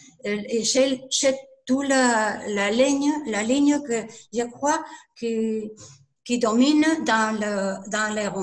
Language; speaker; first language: French; non-native, learner; Spanish